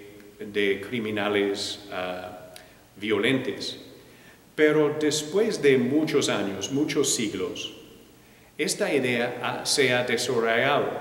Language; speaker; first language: Spanish; non-native, fluent; English